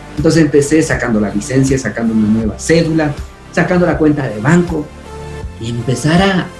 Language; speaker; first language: Spanish; non-native, local second language; Quechua